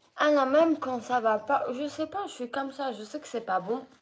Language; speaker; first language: French; non-native, local second language; Arabic